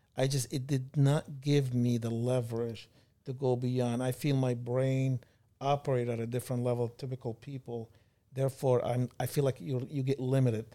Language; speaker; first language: English; non-native, fluent; Arabic